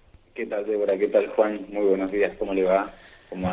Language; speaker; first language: Spanish; native; Spanish